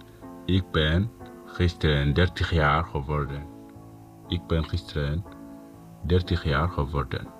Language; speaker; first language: Dutch; non-native, fluent; Tigrinya